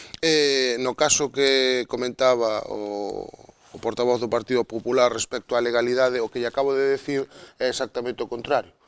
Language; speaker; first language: Galician; non-native, local second language; Spanish